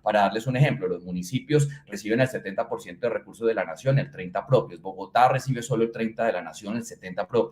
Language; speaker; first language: Spanish; native; Spanish